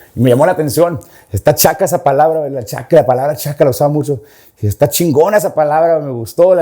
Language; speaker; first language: Spanish; early bilingual, heritage; Spanish